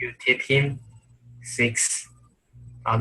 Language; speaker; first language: English; non-native, learner; Chinese